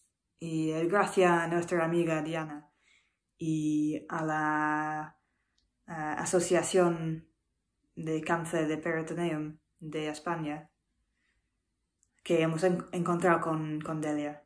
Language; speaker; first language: Spanish; non-native, learner; English